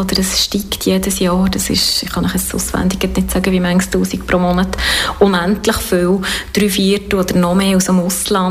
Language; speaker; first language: German; native; German